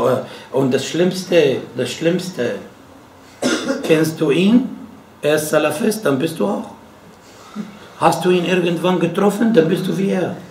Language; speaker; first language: German; non-native, fluent; Arabic